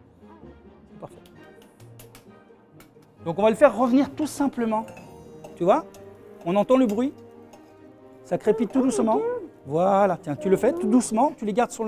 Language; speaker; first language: French; native; French